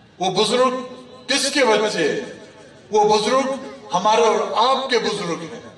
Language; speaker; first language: Urdu; non-native, local second language; Baluchi